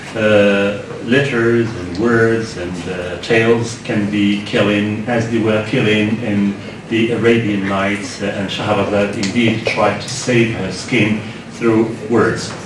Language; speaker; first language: English; non-native, fluent; Arabic